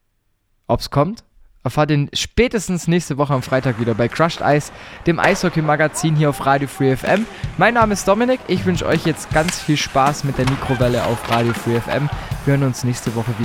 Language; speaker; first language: German; native; German